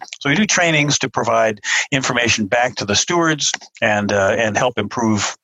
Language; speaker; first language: English; native; English